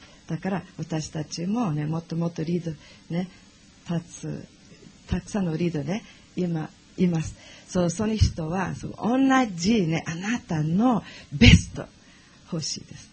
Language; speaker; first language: Japanese; non-native, learner; English